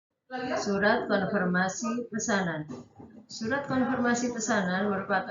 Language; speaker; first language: Indonesian; native; Indonesian